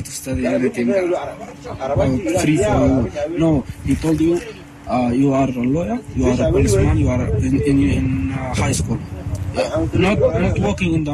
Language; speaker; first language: English; non-native, learner; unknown